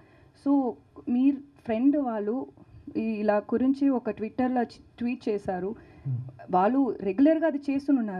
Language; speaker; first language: Telugu; non-native, learner; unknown